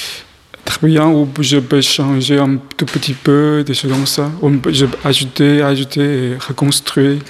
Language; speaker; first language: French; non-native, learner; Chinese